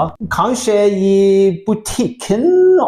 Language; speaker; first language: Norwegian; non-native, learner; Welsh